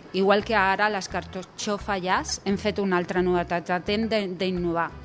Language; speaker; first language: Catalan; non-native, local second language; Spanish